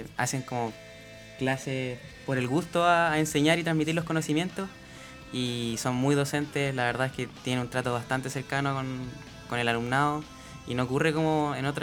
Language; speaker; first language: Spanish; native; Spanish